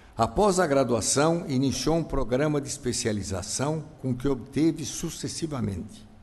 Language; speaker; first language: Portuguese; early bilingual, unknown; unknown